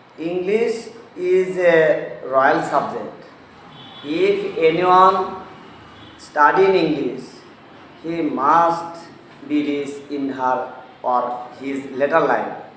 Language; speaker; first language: English; non-native, local second language; Bangla